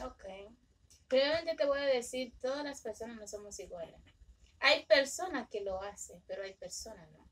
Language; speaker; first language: Spanish; early bilingual, other home language; Haitian Creole